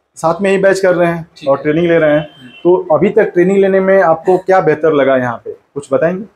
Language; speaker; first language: Hindi; native; Hindi